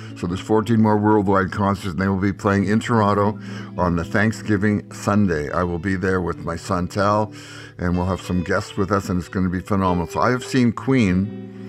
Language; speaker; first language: English; native; English